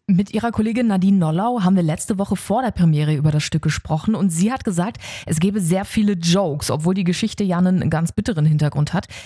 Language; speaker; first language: German; native; German